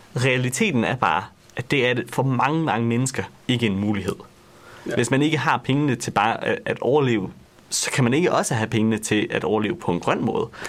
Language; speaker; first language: Danish; native; Danish